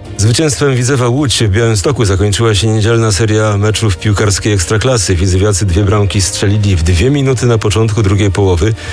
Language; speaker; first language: Polish; native; Polish